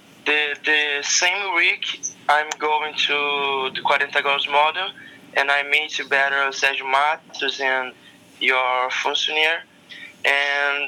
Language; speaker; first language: English; non-native, learner; Portuguese